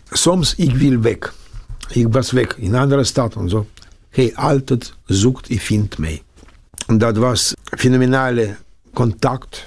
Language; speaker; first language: Dutch; non-native, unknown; Russian